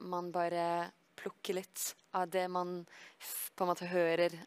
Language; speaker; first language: Norwegian; early bilingual, heritage; French